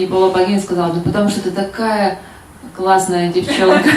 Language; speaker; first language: Russian; native; Russian